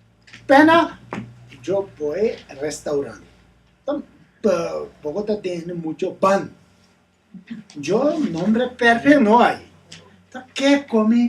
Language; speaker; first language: Spanish; non-native, learner; Tibetan